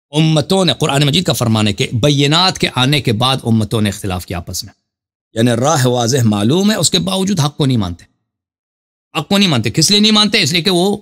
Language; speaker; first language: Urdu; non-native, fluent; Persian